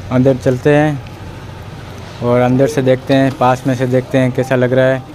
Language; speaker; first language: Hindi; non-native, local second language; Odia